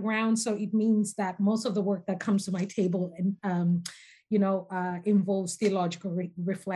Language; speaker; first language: English; non-native, local second language; Nyanja